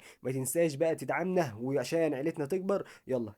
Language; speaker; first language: Arabic; native; Arabic